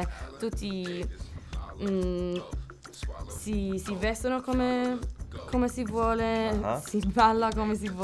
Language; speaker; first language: Italian; non-native, learner; English